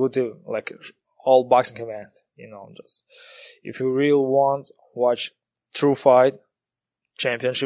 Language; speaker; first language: English; non-native, learner; Kazakh